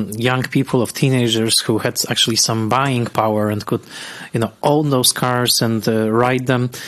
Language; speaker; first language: English; non-native, fluent; Polish